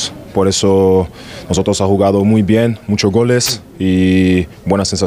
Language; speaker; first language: Spanish; non-native, learner; German